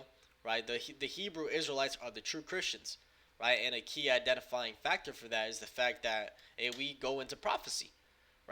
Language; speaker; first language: English; native; English